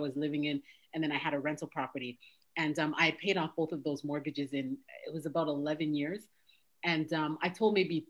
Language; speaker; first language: English; native; English